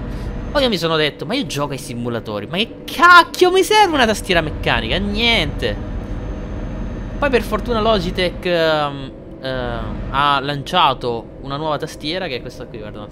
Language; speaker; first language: Italian; native; Italian